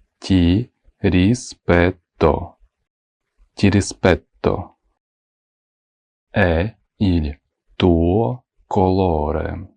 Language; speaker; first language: Italian; non-native, fluent; Ukrainian